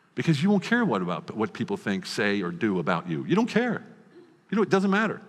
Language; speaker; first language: English; native; English